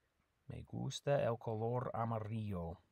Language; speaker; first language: Spanish; non-native, fluent; English